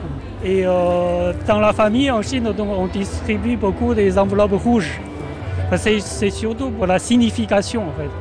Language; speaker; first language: French; non-native, fluent; Chinese